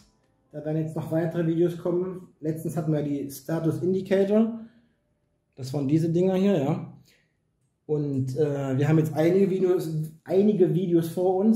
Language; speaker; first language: German; native; German